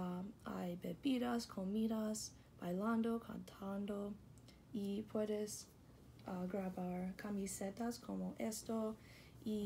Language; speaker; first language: Spanish; non-native, learner; English